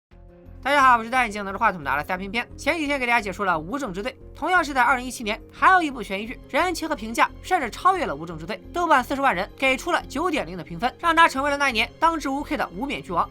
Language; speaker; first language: Chinese; native; Chinese